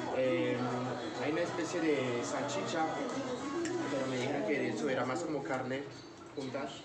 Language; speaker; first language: Spanish; non-native, fluent; French